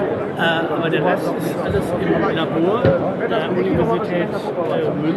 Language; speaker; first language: German; native; German